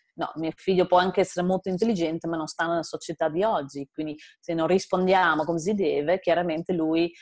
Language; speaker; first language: Italian; non-native, fluent; Dutch